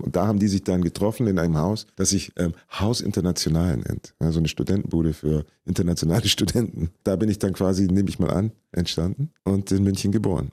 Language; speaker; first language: German; early bilingual, other home language; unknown